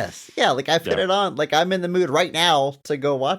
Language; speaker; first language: English; native; English